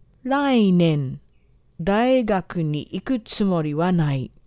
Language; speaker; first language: Japanese; non-native, fluent; English